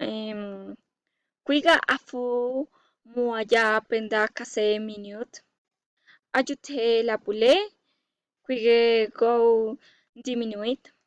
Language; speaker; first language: French; non-native, learner; Spanish